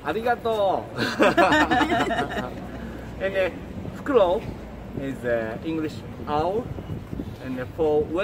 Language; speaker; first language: English; non-native, learner; Japanese